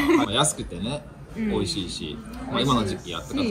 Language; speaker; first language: Japanese; native; Japanese